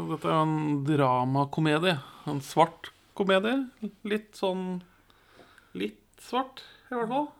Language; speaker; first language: Norwegian; native; Norwegian